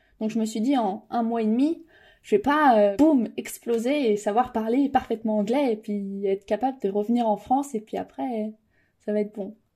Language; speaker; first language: French; native; French